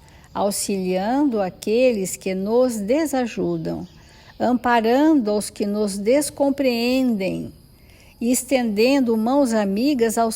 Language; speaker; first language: Portuguese; native; Portuguese